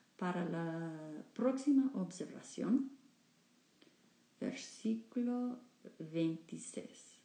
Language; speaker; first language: Spanish; non-native, learner; English